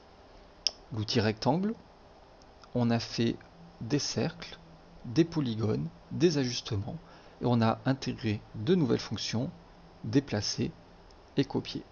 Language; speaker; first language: French; native; French